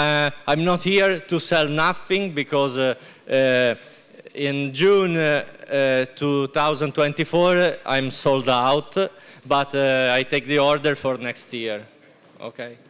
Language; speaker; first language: English; non-native, learner; Italian